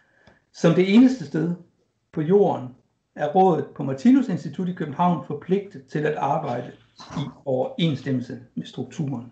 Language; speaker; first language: Danish; native; Danish